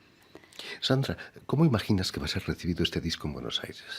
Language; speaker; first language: Spanish; native; Spanish